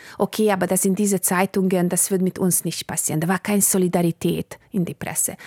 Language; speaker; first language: German; non-native, fluent; Bulgarian